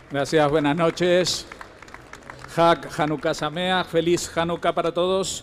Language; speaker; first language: Spanish; native; Spanish